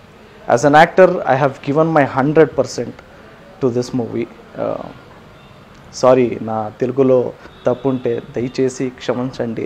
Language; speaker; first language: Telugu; non-native, learner; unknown